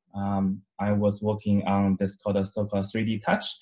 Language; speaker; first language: English; non-native, fluent; Chinese